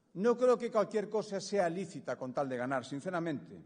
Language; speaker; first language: Spanish; native; Spanish